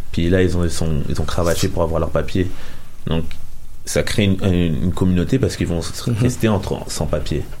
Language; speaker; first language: French; native; French